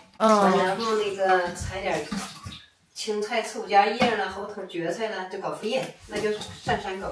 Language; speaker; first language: Chinese; native; Chinese